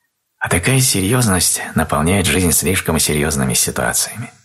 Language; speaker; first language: Russian; native; Russian